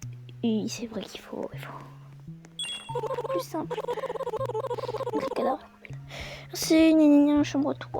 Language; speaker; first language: French; native; French